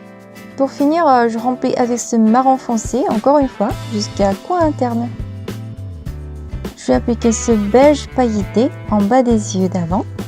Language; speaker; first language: French; non-native, learner; Korean